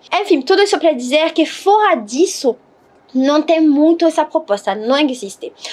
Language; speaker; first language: Portuguese; non-native, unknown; French